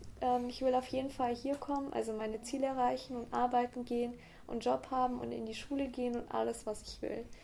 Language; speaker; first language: German; native; German